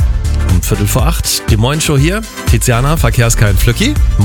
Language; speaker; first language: German; native; German